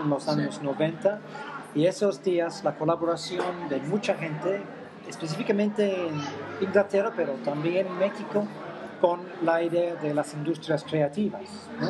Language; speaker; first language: Spanish; non-native, fluent; English